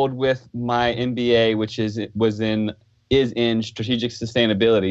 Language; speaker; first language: English; native; English